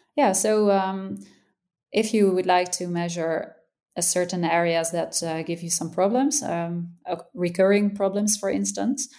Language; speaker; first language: English; non-native, fluent; Dutch